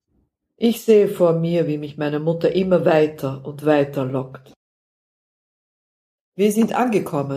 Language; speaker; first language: German; non-native, fluent; Dutch